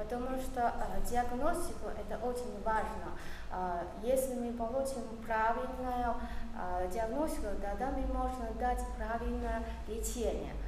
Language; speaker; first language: Russian; non-native, learner; Chinese